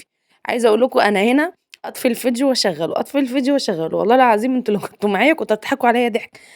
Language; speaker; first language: Arabic; native; Arabic